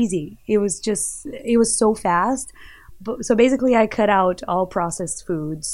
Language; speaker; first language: English; non-native, fluent; Portuguese